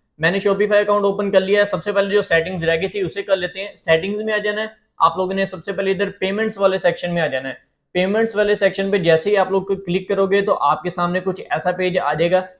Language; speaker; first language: Urdu; native; Urdu